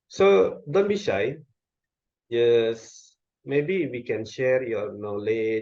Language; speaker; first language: English; non-native, local second language; Indonesian